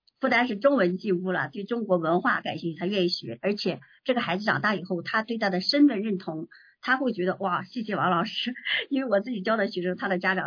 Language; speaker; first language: Chinese; native; Chinese